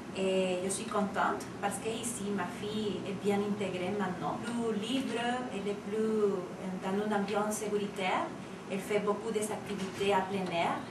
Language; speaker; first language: French; non-native, fluent; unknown